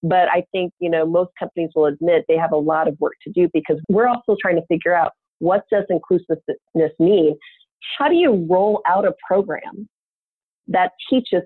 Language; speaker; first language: English; native; English